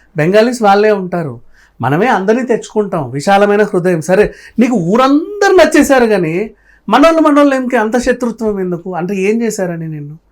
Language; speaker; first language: Telugu; native; Telugu